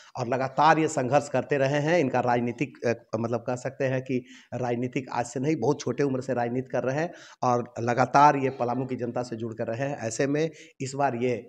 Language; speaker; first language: Hindi; native; Hindi